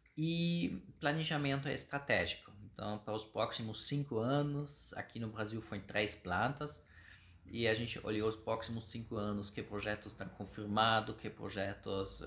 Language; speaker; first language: Portuguese; non-native, fluent; German